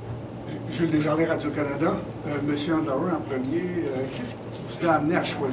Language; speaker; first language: French; native; French